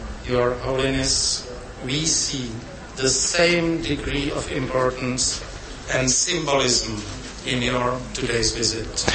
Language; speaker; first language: English; non-native, fluent; Czech